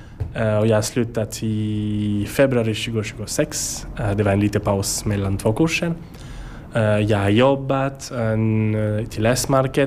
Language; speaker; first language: Swedish; non-native, learner; French